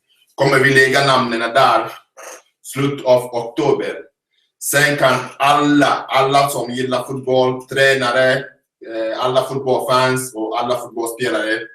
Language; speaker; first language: Swedish; non-native, fluent; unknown